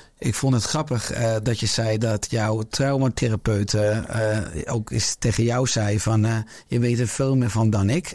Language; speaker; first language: Dutch; native; Dutch